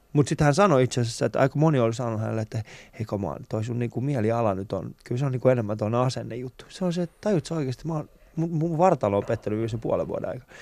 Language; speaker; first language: Finnish; early bilingual, other home language; Persian